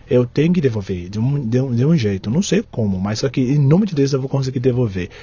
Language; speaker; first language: Portuguese; non-native, fluent; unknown